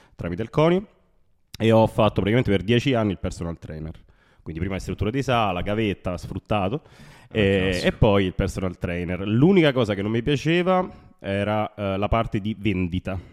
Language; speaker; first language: Italian; native; Italian